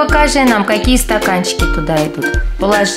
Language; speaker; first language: Russian; native; Russian